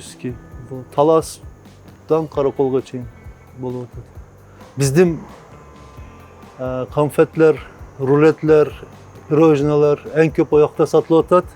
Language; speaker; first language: Kyrgyz; non-native, learner; Turkish